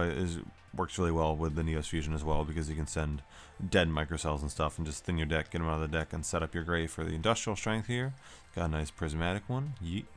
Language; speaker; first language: English; native; English